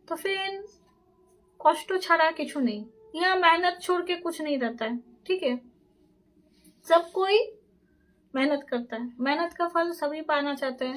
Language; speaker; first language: Hindi; non-native, local second language; Bangla